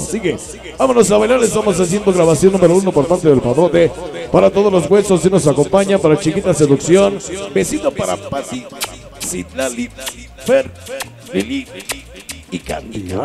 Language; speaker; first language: Spanish; native; Spanish